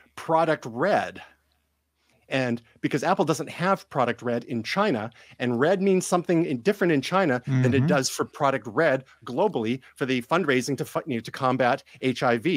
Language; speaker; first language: English; native; English